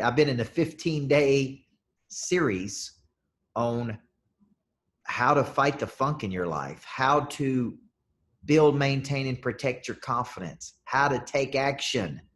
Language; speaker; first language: English; native; English